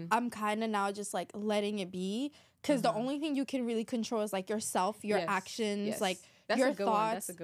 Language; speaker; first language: English; native; English